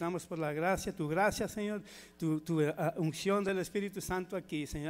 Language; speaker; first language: Spanish; early bilingual, heritage; Spanish